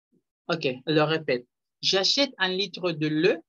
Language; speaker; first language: French; non-native, fluent; Spanish